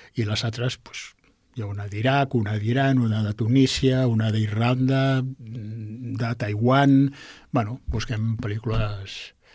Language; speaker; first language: Catalan; native; Catalan